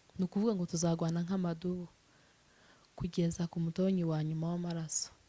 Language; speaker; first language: Kinyarwanda; native; Kinyarwanda